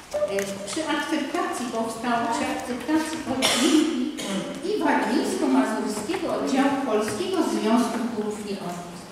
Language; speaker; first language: Polish; native; Polish